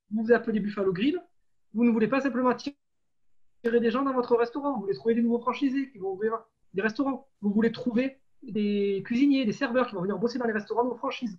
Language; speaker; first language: French; native; French